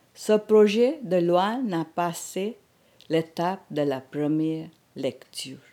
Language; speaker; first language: French; non-native, fluent; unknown